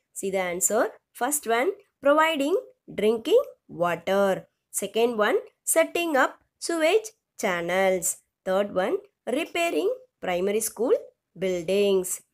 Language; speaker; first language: English; non-native, local second language; Tamil